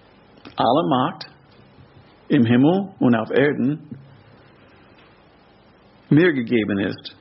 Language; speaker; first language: German; non-native, fluent; English